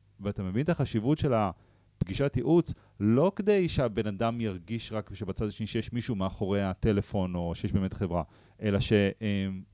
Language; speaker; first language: Hebrew; native; Hebrew